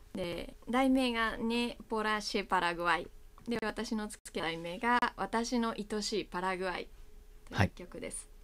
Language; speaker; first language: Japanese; native; Japanese